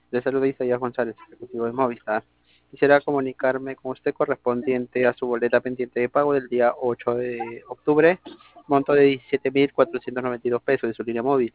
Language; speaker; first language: Spanish; native; Spanish